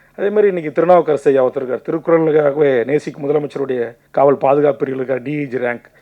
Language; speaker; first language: Tamil; native; Tamil